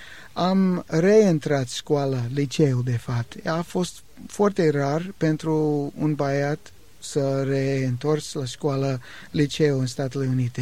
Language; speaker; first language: Romanian; non-native, learner; English